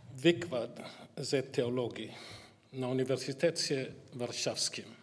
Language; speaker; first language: Polish; non-native, learner; English